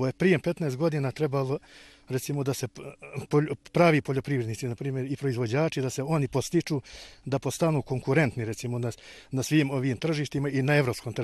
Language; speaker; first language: Bosnian; native; Bosnian